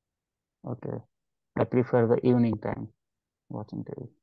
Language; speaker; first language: English; non-native, learner; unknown